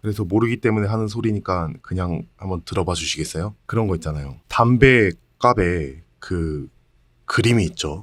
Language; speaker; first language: Korean; native; Korean